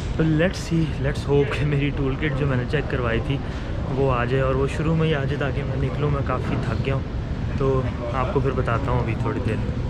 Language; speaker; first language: Urdu; native; Urdu